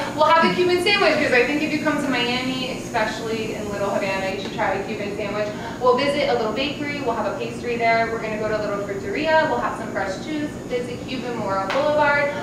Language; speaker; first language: English; native; English